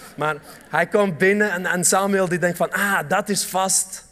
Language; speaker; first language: Dutch; early bilingual, other home language; Armenian